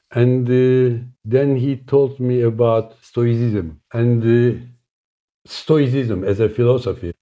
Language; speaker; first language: English; non-native, fluent; Turkish